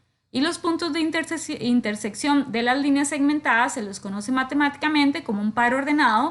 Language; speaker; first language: Spanish; native; Spanish